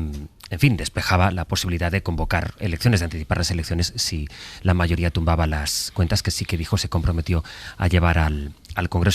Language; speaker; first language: Spanish; native; Spanish